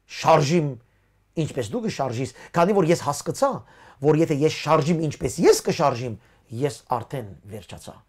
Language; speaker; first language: Armenian; early bilingual, heritage; Armenian